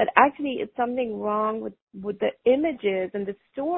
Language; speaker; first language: English; non-native, local second language; Hindi